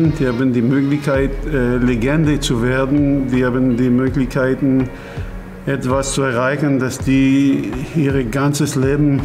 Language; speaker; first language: German; non-native, fluent; English